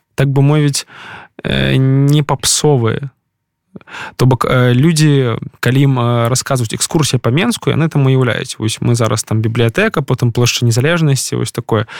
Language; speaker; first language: Belarusian; non-native, local second language; Russian